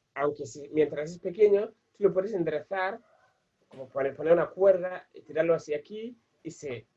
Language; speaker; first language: Spanish; non-native, fluent; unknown